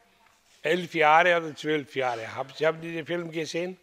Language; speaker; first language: German; non-native, fluent; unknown